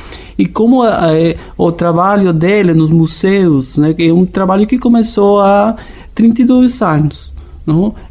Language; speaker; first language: Portuguese; non-native, fluent; Spanish